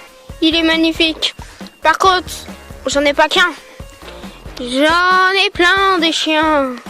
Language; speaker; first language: French; native; French